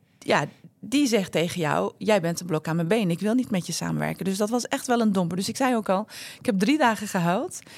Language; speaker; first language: Dutch; early bilingual, other home language; Turkish